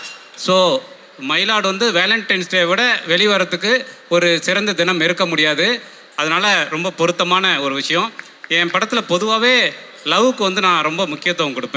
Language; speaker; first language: Tamil; native; Tamil